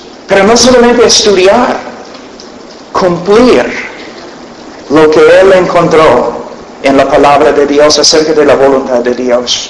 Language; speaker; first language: Spanish; non-native, fluent; English